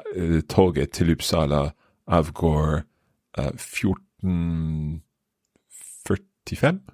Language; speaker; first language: Swedish; non-native, learner; English